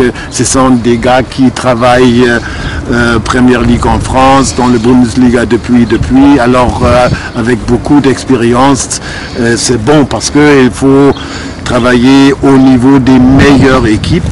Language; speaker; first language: French; non-native, fluent; German